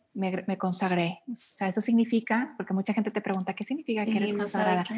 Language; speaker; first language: Spanish; native; Spanish